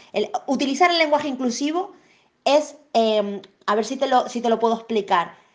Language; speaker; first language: Spanish; native; Spanish